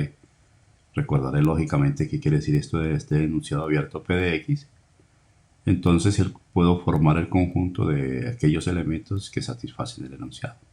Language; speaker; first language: Spanish; native; Spanish